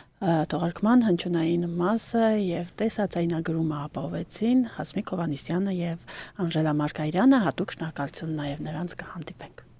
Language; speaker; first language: Armenian; native; Armenian